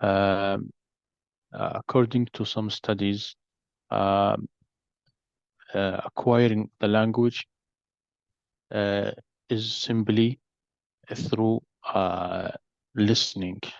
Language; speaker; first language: English; non-native, learner; Arabic